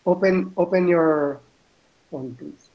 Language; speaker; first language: English; non-native, learner; Portuguese